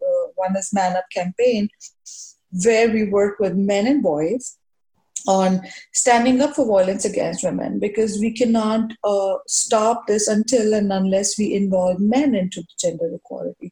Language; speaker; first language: English; non-native, local second language; Hindi